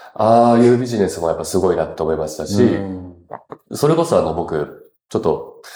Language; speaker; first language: Japanese; native; Japanese